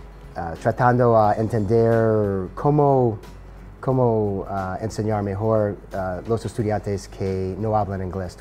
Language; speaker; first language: Spanish; non-native, learner; English